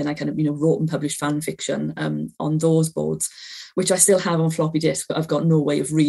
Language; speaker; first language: English; native; English